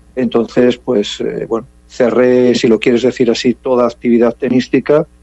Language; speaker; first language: Spanish; early bilingual, heritage; English